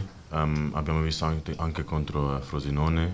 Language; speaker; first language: Italian; non-native, learner; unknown